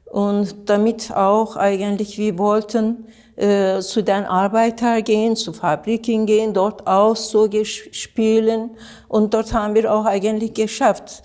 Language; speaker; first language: German; non-native, learner; Turkish